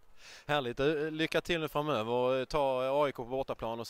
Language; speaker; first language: Swedish; native; Swedish